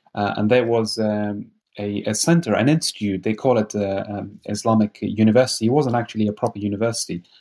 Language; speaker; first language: English; non-native, fluent; Persian